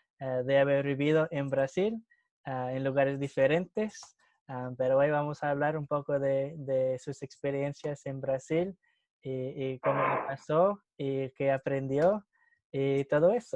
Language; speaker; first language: Spanish; non-native, fluent; English